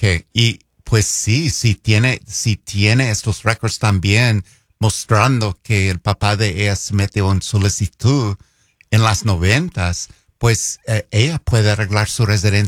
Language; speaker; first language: Spanish; non-native, fluent; English